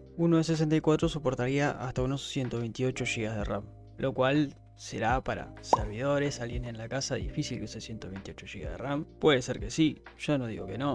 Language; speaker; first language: Spanish; native; Spanish